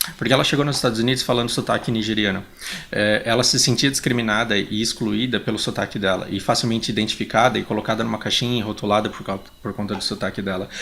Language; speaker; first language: Portuguese; native; Portuguese